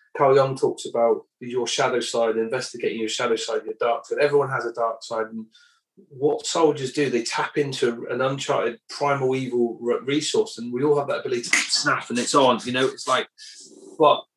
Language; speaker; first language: English; native; English